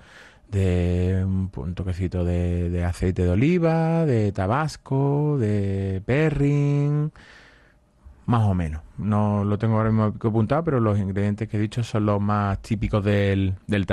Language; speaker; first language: Spanish; native; Spanish